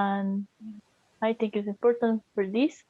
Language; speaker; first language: English; non-native, learner; Spanish